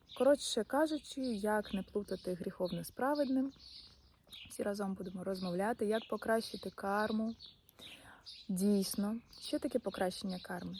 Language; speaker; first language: Ukrainian; non-native, local second language; Russian